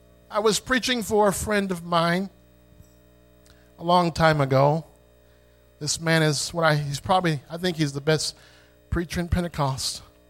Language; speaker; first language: English; native; English